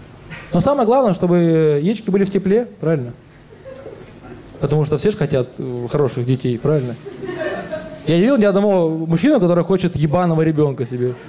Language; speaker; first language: Russian; native; Russian